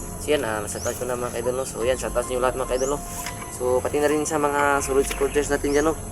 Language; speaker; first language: Filipino; non-native, local second language; Cebuano